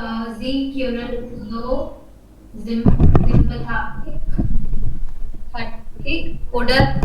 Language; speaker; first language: German; non-native, learner; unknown